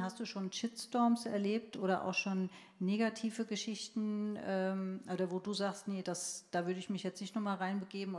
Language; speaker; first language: German; native; German